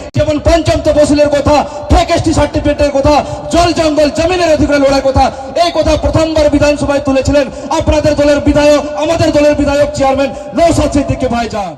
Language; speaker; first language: Bangla; non-native, local second language; Santali